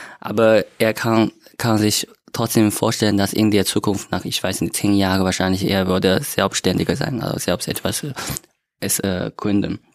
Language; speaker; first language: German; non-native, learner; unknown